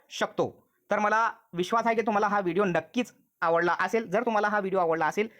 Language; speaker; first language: Marathi; non-native, local second language; Urdu